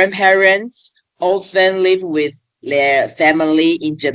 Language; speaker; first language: English; non-native, learner; Chinese